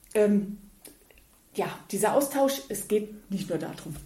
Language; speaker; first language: German; native; German